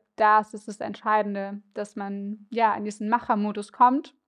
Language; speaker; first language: German; native; German